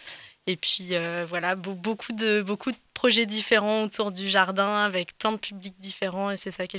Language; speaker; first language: French; native; French